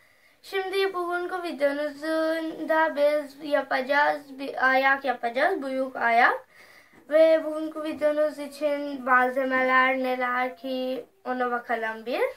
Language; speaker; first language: Turkish; non-native, fluent; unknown